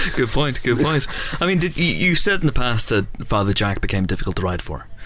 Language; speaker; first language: English; native; English